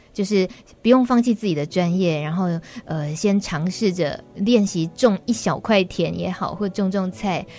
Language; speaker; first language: Chinese; native; Chinese